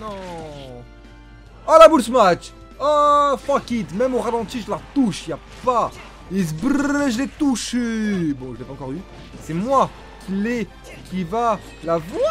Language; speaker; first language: French; native; French